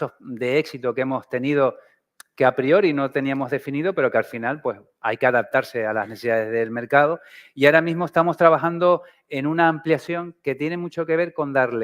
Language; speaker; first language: Spanish; native; Spanish